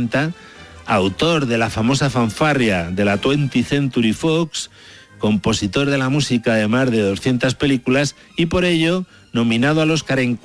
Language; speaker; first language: Spanish; native; Spanish